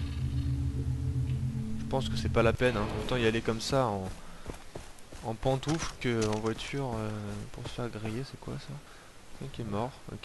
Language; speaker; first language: French; native; French